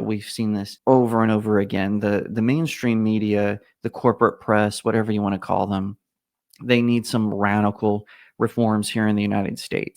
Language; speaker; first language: English; native; English